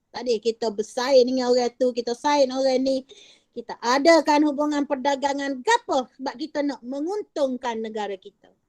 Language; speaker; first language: Malay; native; Malay